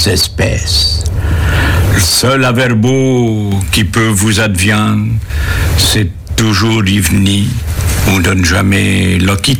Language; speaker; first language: French; native; French